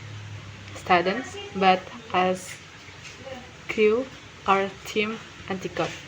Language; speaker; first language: English; non-native, learner; Indonesian